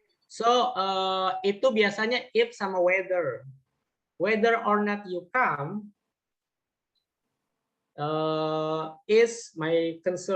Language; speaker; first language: English; non-native, fluent; Indonesian